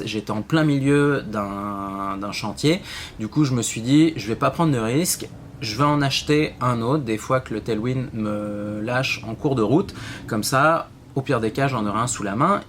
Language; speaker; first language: French; native; French